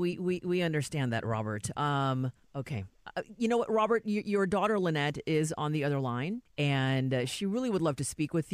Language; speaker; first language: English; native; English